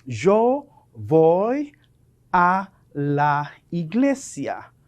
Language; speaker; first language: Spanish; non-native, fluent; French